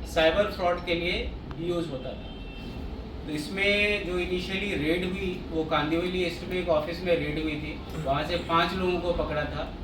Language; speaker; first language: Hindi; non-native, local second language; Marathi